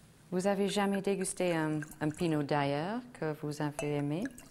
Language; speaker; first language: French; non-native, fluent; English